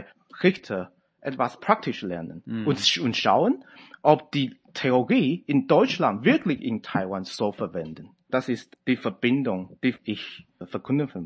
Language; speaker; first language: German; non-native, fluent; Chinese